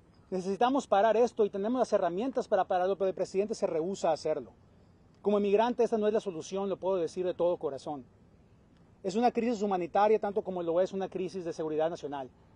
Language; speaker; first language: Spanish; native; Spanish